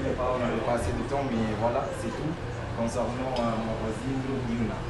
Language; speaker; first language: French; non-native, learner; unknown